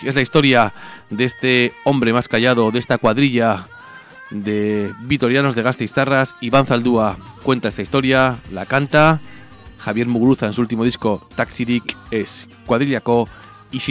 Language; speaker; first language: Spanish; native; Spanish